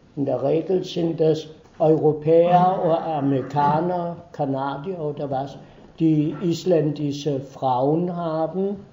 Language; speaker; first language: German; early bilingual, heritage; German